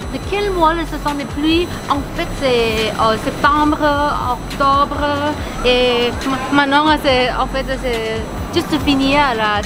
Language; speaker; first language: French; non-native, learner; Thai